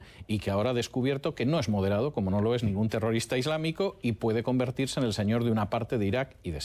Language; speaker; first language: Spanish; native; Spanish